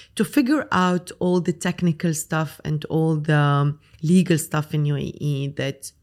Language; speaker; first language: English; non-native, fluent; Arabic